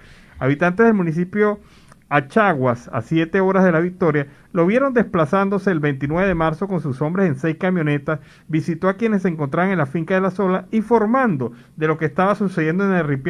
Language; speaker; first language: Spanish; native; Spanish